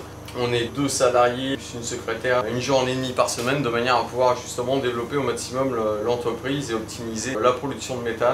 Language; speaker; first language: French; native; French